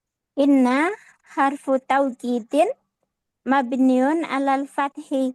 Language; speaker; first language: Arabic; non-native, learner; Indonesian